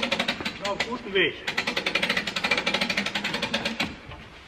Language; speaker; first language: German; native; German